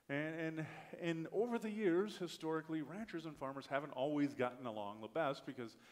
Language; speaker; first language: English; native; English